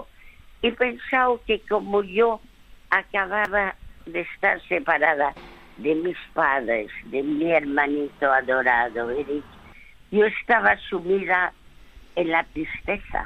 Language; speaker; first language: Spanish; early bilingual, other home language; French